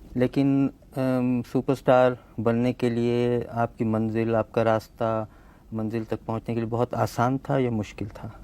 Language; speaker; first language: Hindi; native; Hindi